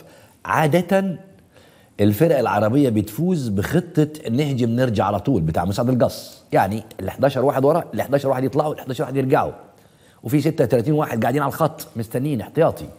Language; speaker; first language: Arabic; native; Arabic